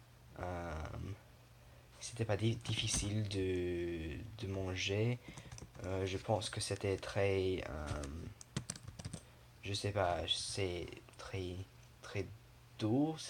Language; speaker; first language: French; non-native, learner; English